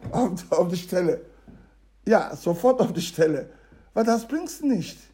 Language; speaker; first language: German; non-native, learner; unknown